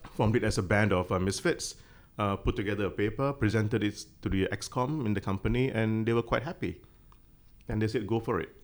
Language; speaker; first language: English; non-native, local second language; Tamil